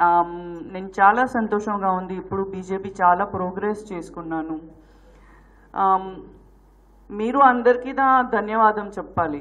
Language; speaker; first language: Telugu; non-native, learner; Gujarati